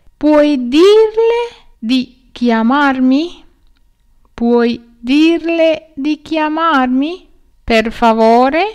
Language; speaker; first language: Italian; non-native, learner; Sinhala